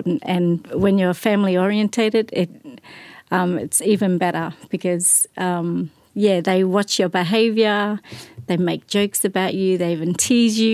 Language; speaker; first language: English; native; English